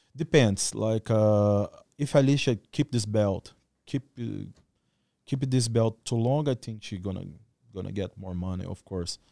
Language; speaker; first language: English; non-native, learner; Portuguese